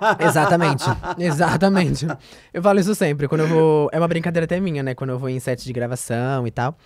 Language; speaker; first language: Portuguese; native; Portuguese